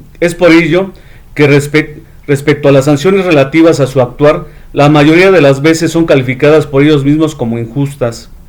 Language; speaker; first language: Spanish; native; Spanish